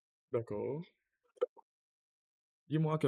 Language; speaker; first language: French; non-native, learner; Russian